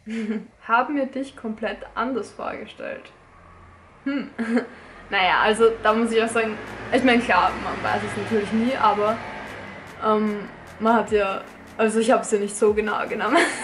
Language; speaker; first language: German; native; German